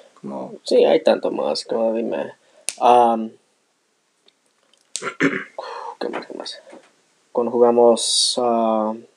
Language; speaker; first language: Spanish; non-native, learner; English